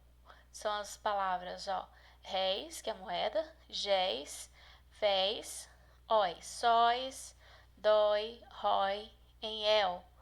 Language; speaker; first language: Portuguese; native; Portuguese